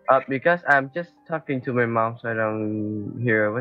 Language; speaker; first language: English; non-native, learner; Vietnamese